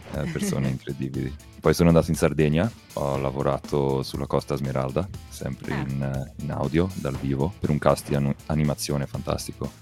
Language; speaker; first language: Italian; early bilingual, heritage; Italian